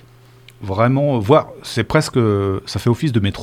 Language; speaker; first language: French; native; French